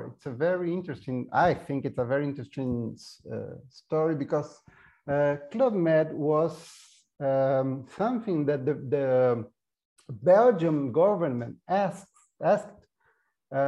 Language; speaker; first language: English; non-native, fluent; Portuguese